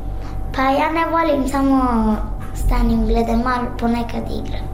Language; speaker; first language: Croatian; non-native, learner; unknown